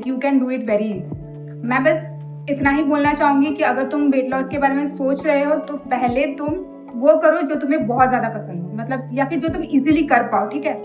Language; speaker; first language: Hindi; non-native, local second language; Bangla